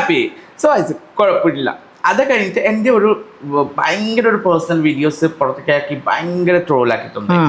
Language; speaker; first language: Malayalam; non-native, fluent; Assamese